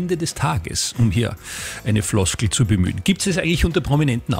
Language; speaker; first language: German; native; German